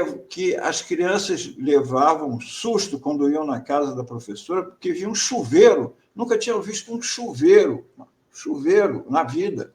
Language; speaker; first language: Portuguese; native; Portuguese